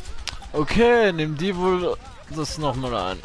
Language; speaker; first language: German; native; German